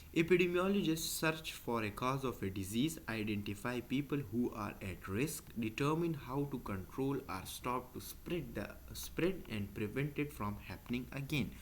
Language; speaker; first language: English; non-native, local second language; Urdu